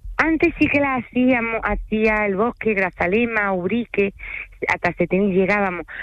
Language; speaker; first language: Spanish; early bilingual, other home language; French